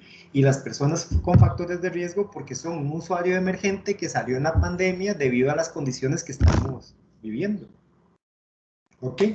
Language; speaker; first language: Spanish; native; Spanish